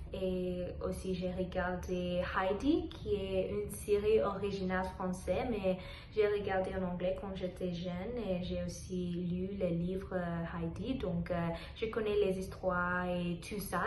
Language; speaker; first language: French; non-native, learner; Telugu